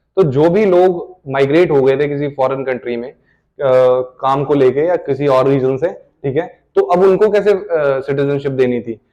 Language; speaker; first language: Hindi; native; Hindi